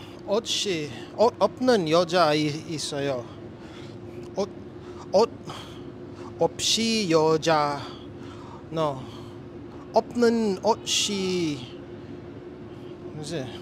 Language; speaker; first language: Korean; non-native, learner; English